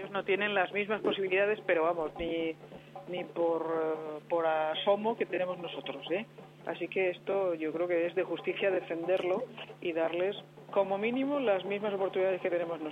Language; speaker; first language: Spanish; native; Spanish